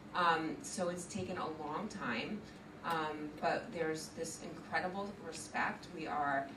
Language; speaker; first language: English; native; English